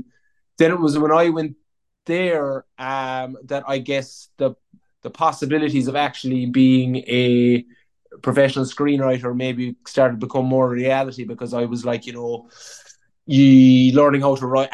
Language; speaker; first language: English; native; English